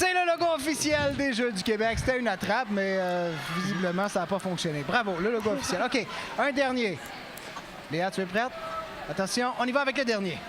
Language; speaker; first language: French; native; French